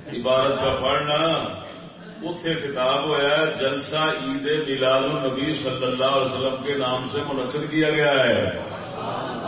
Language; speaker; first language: Urdu; non-native, local second language; Punjabi